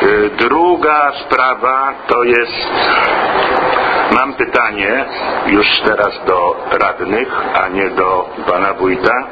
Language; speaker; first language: Polish; native; Polish